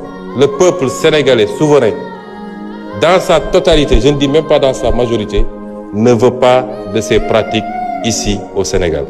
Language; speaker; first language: French; non-native, local second language; Wolof